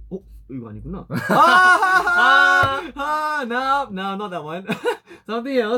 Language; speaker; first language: English; early bilingual, other home language; Korean